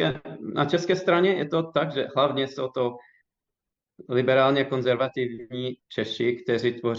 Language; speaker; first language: Czech; non-native, fluent; English